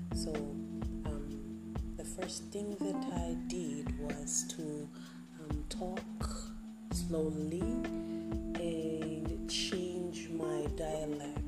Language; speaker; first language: English; non-native, fluent; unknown